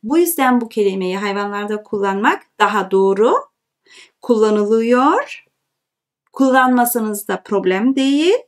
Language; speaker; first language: Turkish; early bilingual, heritage; Turkish